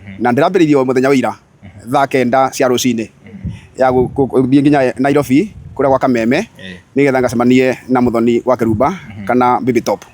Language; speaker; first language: Kikuyu; non-native, local second language; Embu